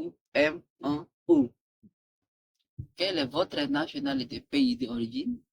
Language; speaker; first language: French; non-native, learner; Filipino